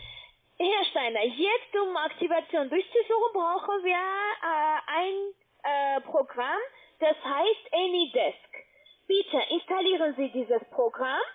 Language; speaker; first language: German; non-native, learner; Russian